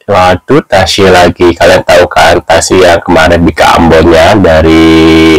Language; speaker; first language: Indonesian; native; Indonesian